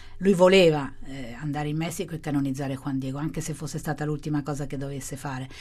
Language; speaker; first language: Italian; non-native, fluent; Spanish